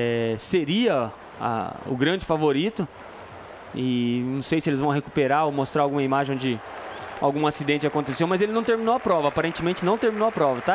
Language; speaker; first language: Portuguese; native; Portuguese